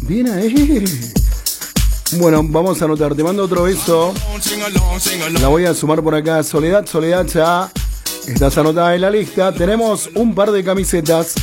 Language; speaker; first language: Spanish; native; Spanish